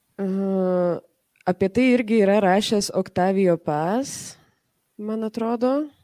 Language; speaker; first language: Lithuanian; early bilingual, heritage; Lithuanian